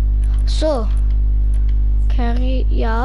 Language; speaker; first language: German; non-native, learner; English